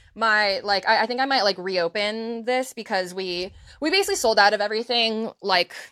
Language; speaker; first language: English; native; English